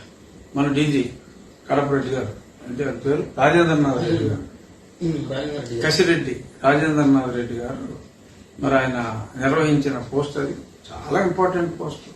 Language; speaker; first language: Telugu; native; Telugu